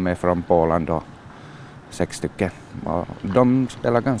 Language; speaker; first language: Swedish; non-native, learner; Finnish